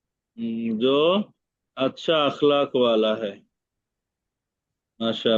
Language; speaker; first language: Hindi; non-native, fluent; Bangla